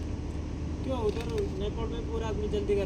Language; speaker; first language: Hindi; non-native, local second language; Malayalam